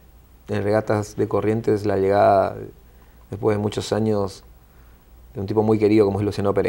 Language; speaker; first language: Spanish; native; Spanish